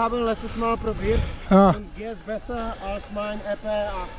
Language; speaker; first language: German; non-native, learner; Polish